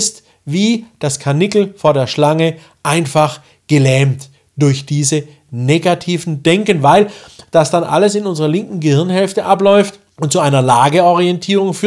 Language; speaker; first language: German; native; German